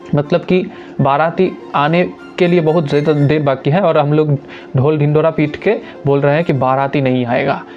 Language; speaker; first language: Hindi; non-native, local second language; Bangla